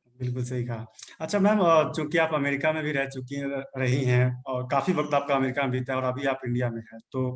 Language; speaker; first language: Hindi; native; Hindi